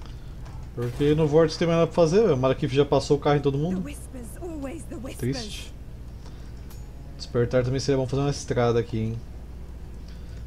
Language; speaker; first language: Portuguese; native; Portuguese